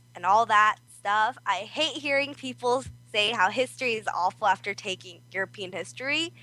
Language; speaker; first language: English; early bilingual, other home language; Korean